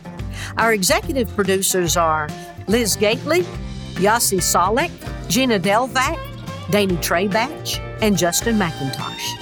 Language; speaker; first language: English; native; English